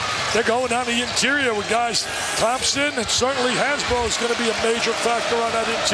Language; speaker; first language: English; native; English